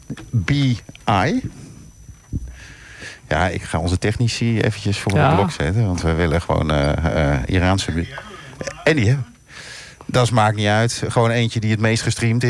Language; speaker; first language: Dutch; native; Dutch